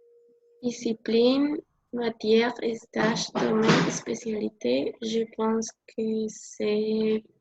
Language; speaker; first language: French; non-native, learner; Spanish